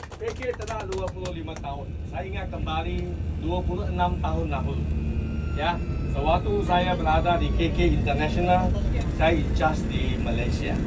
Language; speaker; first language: Malay; non-native, local second language; Chinese